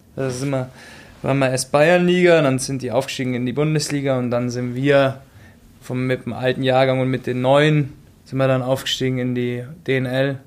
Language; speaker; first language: German; native; German